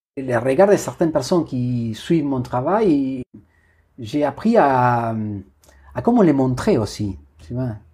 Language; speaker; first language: French; non-native, fluent; Spanish